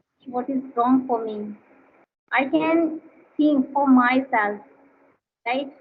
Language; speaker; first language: English; non-native, learner; Hindi